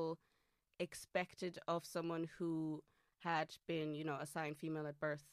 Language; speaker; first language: English; non-native, fluent; German